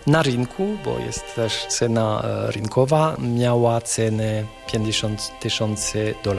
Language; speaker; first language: Polish; non-native, fluent; French